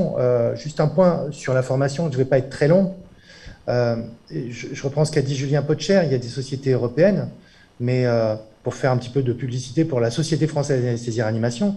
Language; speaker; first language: French; native; French